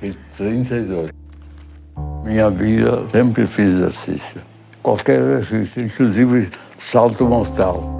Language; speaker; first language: Portuguese; early bilingual, other home language; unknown